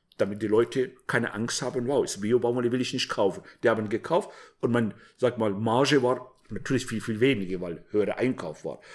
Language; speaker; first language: German; non-native, fluent; Persian